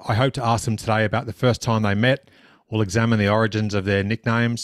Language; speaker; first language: English; native; English